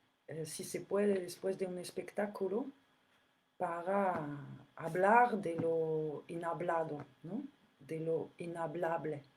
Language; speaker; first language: Spanish; non-native, fluent; French